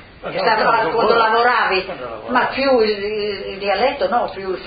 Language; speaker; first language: Italian; non-native, local second language; Friulian